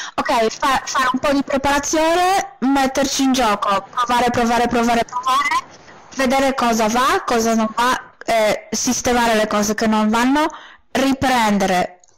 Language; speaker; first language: Italian; non-native, fluent; Polish